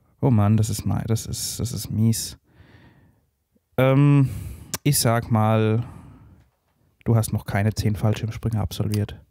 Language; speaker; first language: German; native; German